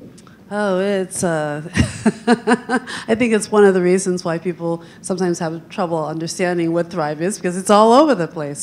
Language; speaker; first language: English; native; English